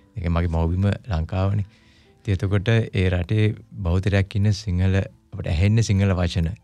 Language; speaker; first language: Sinhala; non-native, local second language; Tamil